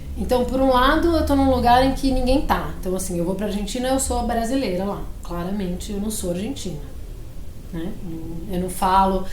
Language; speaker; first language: Portuguese; early bilingual, other home language; Spanish